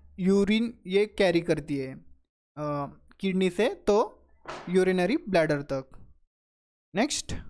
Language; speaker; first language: Hindi; non-native, local second language; Marathi